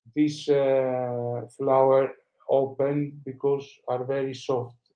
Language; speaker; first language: English; non-native, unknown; Greek